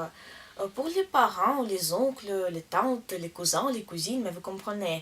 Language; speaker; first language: French; non-native, learner; Russian